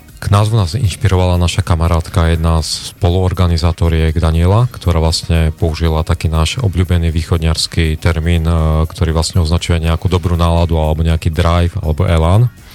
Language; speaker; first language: Slovak; native; Slovak